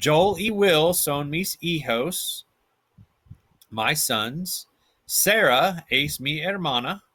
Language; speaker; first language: Spanish; non-native, fluent; English